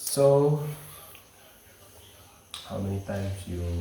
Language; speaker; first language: English; non-native, learner; Indonesian